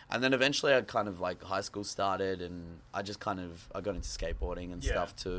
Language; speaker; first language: English; native; English